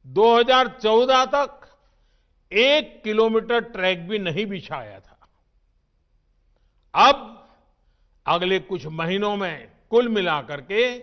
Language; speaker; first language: Hindi; non-native, local second language; Gujarati